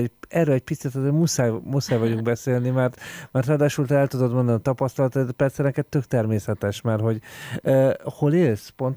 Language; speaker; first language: Hungarian; native; Hungarian